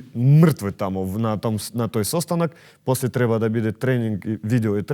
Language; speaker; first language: Macedonian; non-native, learner; Russian